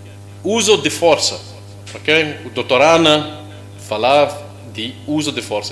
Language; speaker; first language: Portuguese; non-native, learner; English